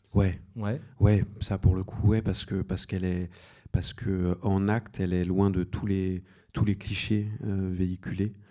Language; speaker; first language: French; native; French